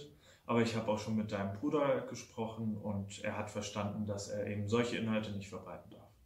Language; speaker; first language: German; native; German